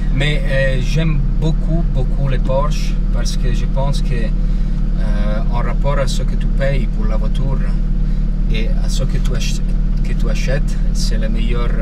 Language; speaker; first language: French; non-native, learner; Italian